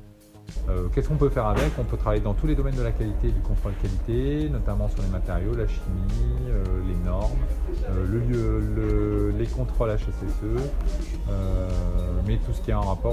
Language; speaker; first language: French; native; French